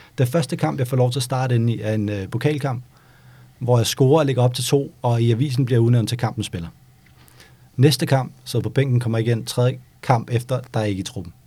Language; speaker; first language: Danish; early bilingual, other home language; Bosnian